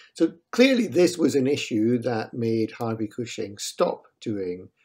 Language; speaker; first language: English; native; English